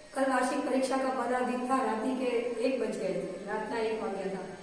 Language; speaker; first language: Hindi; non-native, local second language; Gujarati